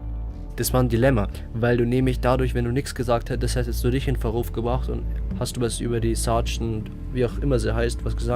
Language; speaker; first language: German; native; German